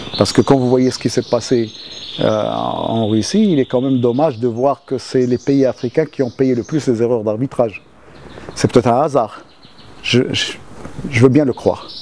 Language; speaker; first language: French; non-native, local second language; Arabic